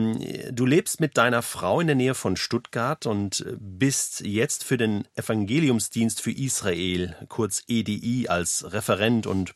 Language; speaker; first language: German; native; German